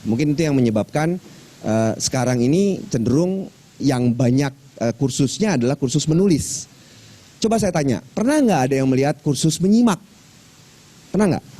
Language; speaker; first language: Indonesian; non-native, local second language; Minangkabau